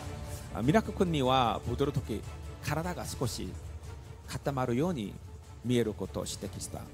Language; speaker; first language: Japanese; non-native, learner; Korean